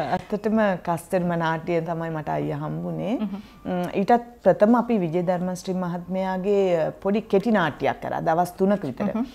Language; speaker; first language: Sinhala; native; Sinhala